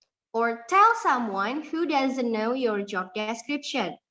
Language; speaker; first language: English; non-native, fluent; Indonesian